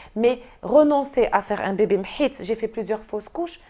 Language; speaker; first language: French; non-native, local second language; Arabic